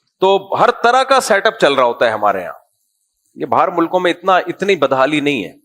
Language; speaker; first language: Urdu; native; Urdu